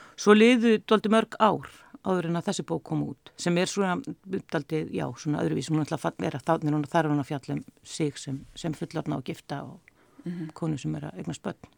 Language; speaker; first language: Icelandic; native; Icelandic